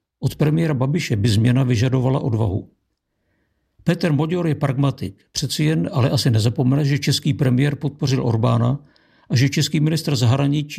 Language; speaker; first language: Czech; non-native, fluent; Serbian